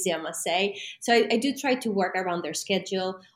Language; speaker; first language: English; non-native, fluent; Greek